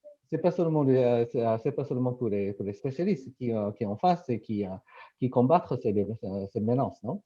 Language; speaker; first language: French; non-native, fluent; Japanese